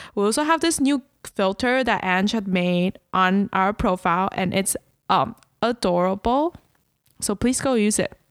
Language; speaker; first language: English; early bilingual, other home language; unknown